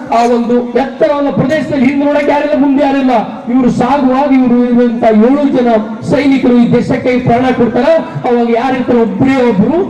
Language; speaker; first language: Kannada; native; Kannada